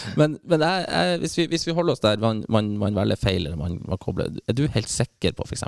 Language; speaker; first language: Norwegian; native; Norwegian